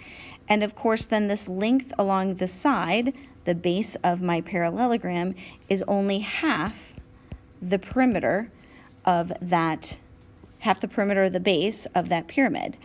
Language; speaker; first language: English; native; English